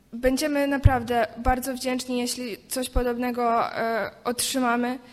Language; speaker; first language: Polish; non-native, fluent; Ukrainian